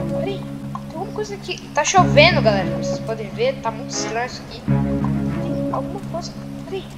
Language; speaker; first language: Portuguese; native; Portuguese